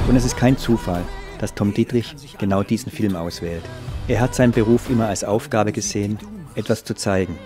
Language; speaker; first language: German; native; German